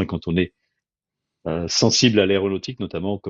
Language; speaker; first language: French; native; French